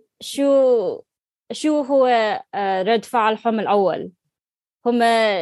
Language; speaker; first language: Arabic; non-native, learner; English